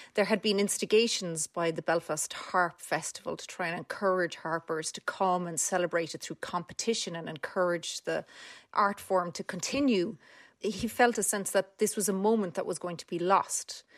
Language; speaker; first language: English; native; English